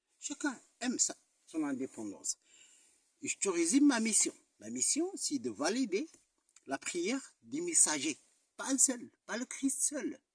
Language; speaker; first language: French; non-native, local second language; Arabic